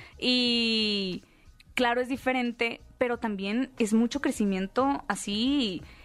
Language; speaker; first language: Spanish; native; Spanish